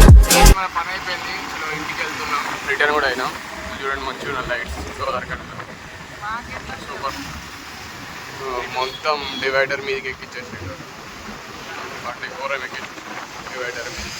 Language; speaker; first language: Telugu; native; Telugu